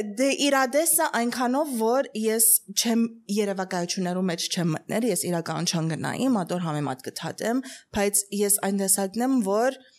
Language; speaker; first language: Armenian; early bilingual, heritage; Armenian